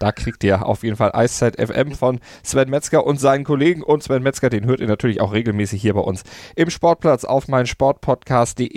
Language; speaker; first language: German; native; German